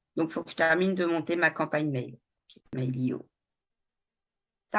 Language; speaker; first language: French; native; French